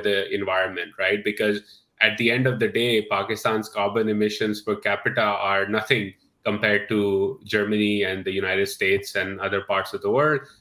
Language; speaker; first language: English; non-native, local second language; Urdu